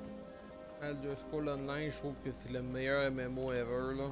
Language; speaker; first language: French; native; French